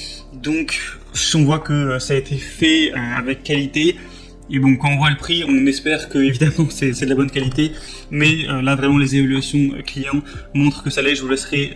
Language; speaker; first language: French; native; French